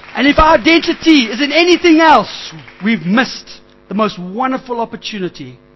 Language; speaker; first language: English; native; English